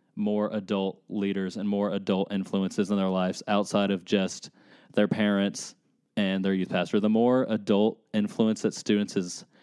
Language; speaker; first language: English; native; English